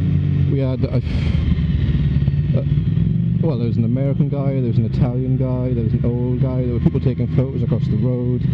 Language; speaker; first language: English; native; English